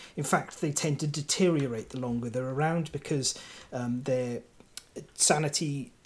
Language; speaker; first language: English; non-native, local second language; Welsh